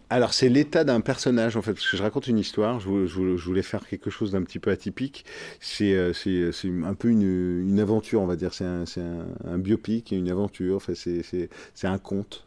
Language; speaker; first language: French; native; French